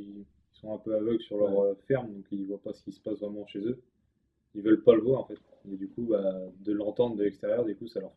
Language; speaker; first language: French; native; French